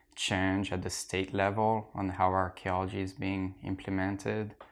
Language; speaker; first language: English; non-native, fluent; French